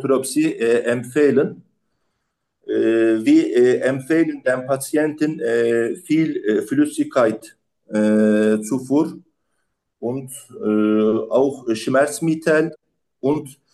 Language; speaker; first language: German; non-native, learner; Turkish